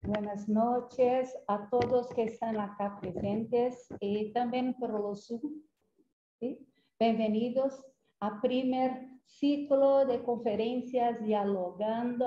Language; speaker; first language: Spanish; non-native, fluent; Portuguese